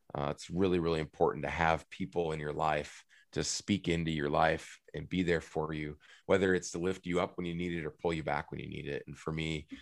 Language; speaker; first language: English; native; English